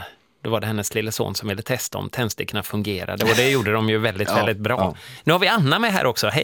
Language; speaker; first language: Swedish; native; Swedish